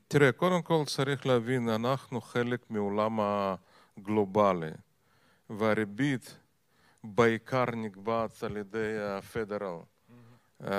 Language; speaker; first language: Hebrew; non-native, fluent; Russian